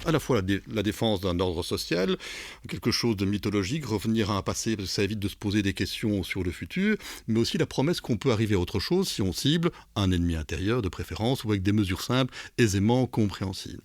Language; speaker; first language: French; native; French